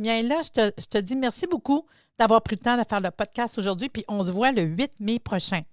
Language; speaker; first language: French; native; French